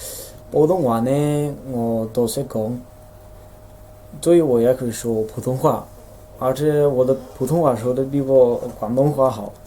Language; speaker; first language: Chinese; non-native, fluent; Dutch